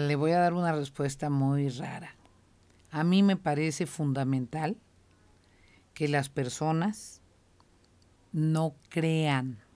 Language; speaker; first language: Spanish; native; Spanish